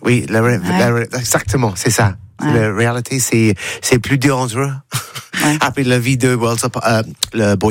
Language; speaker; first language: French; non-native, learner; English